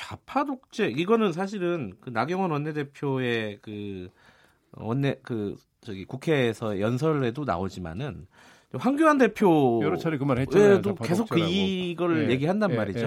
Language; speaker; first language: Korean; native; Korean